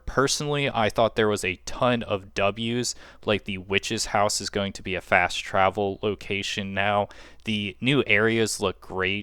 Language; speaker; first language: English; native; English